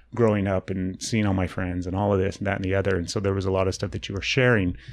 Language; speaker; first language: English; native; English